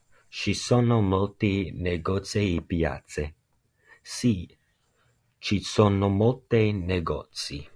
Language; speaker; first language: Italian; non-native, learner; English